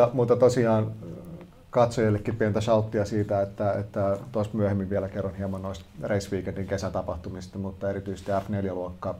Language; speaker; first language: Finnish; native; Finnish